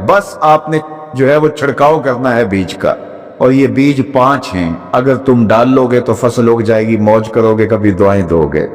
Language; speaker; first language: Urdu; non-native, local second language; Punjabi